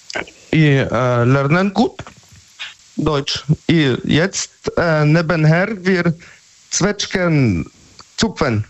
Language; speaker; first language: German; non-native, learner; Polish